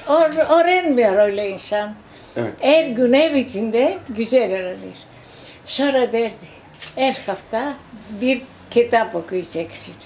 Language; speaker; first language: Turkish; non-native, local second language; Greek